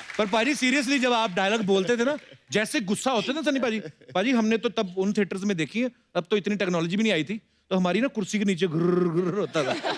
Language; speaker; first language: Hindi; non-native, local second language; Punjabi